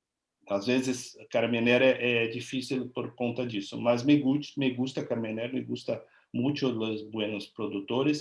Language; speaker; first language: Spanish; non-native, learner; Portuguese